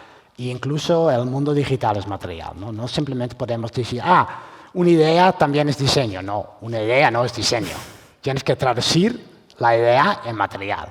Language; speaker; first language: Spanish; non-native, fluent; Dutch